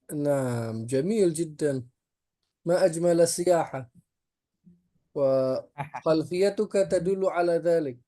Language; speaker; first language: Arabic; non-native, fluent; Indonesian